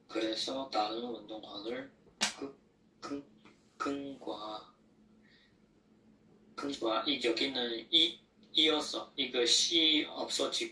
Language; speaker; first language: Korean; non-native, learner; Chinese